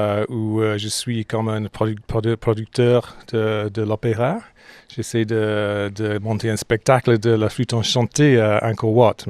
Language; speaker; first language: French; non-native, fluent; English